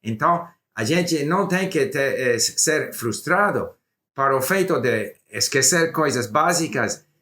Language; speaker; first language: Portuguese; non-native, learner; English